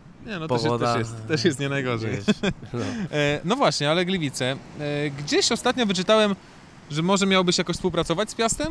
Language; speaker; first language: Polish; native; Polish